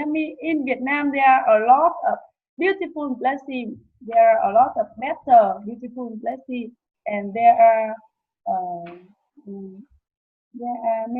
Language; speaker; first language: English; non-native, learner; Vietnamese